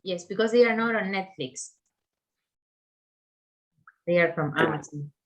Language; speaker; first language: English; non-native, fluent; Spanish